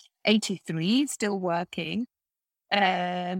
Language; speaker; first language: English; native; English